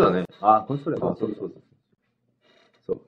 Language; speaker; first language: Japanese; non-native, fluent; Korean